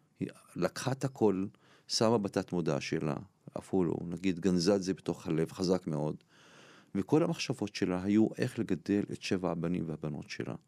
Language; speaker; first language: Hebrew; non-native, local second language; Arabic